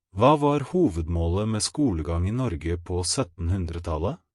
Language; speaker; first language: Norwegian; non-native, fluent; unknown